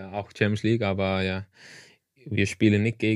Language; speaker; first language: German; non-native, learner; Danish